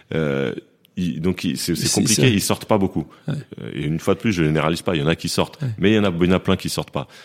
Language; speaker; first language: French; native; French